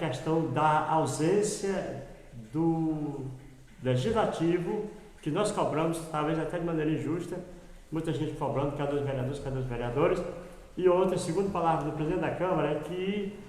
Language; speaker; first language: Portuguese; native; Portuguese